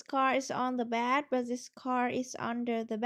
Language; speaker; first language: English; non-native, learner; Vietnamese